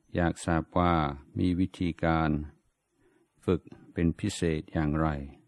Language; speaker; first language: Thai; non-native, fluent; English